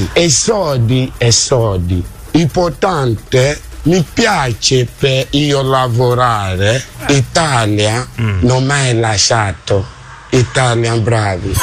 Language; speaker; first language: Italian; non-native, learner; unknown